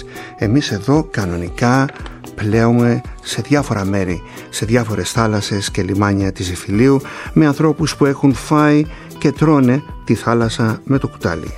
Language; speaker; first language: Greek; native; Greek